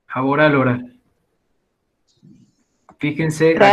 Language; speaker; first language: Spanish; native; Spanish